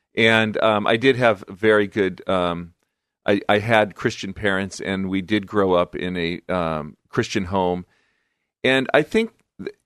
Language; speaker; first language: English; native; English